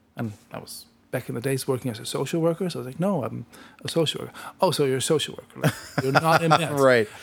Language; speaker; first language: English; non-native, fluent; Dutch